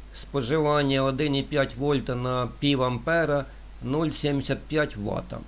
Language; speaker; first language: Ukrainian; non-native, local second language; Russian